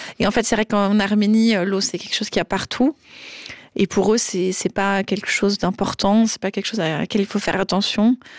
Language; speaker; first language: French; native; French